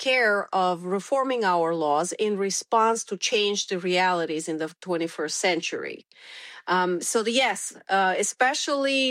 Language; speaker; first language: English; non-native, fluent; Romanian